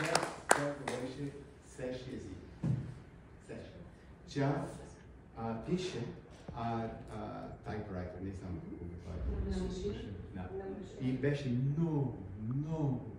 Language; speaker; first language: Bulgarian; early bilingual, heritage; English